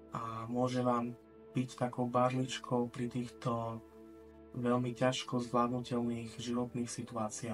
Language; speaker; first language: Slovak; native; Slovak